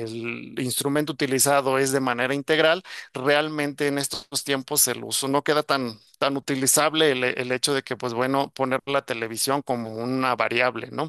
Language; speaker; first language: Spanish; native; Spanish